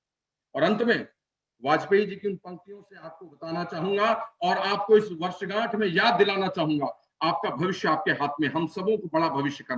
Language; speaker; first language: Hindi; native; Hindi